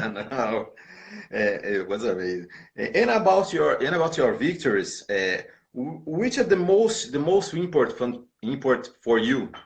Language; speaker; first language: English; non-native, learner; Portuguese